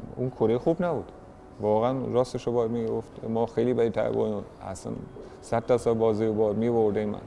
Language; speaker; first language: Persian; early bilingual, heritage; German